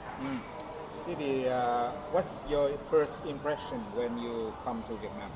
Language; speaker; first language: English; non-native, fluent; Vietnamese